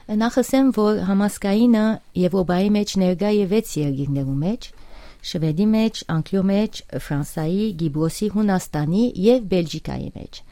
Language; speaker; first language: Armenian; early bilingual, heritage; Armenian